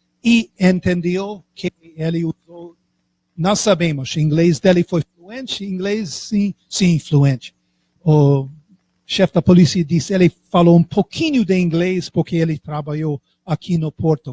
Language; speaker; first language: Portuguese; non-native, fluent; English